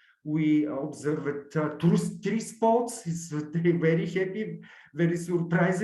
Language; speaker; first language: English; non-native, learner; Bulgarian